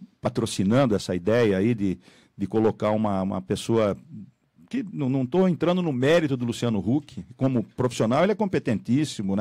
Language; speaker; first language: Portuguese; native; Portuguese